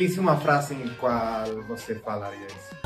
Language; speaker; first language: Portuguese; non-native, fluent; Spanish